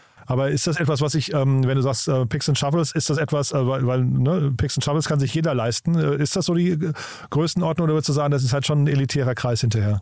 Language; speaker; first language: German; native; German